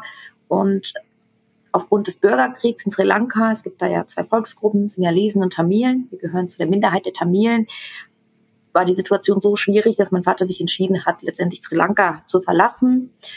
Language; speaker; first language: German; early bilingual, other home language; Tamil